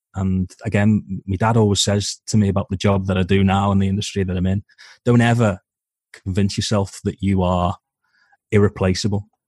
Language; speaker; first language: English; native; English